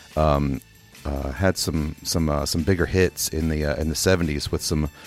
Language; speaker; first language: English; native; English